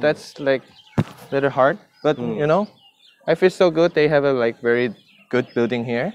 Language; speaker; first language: English; non-native, fluent; Korean